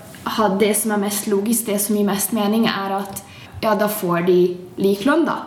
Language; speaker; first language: Norwegian; non-native, fluent; Hungarian